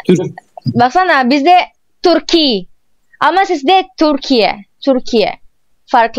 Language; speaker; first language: Turkish; non-native, learner; Indonesian